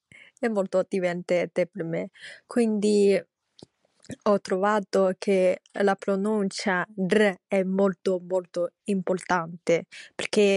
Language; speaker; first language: Italian; non-native, learner; Chinese